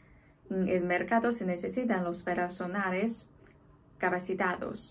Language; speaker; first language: Spanish; non-native, fluent; Chinese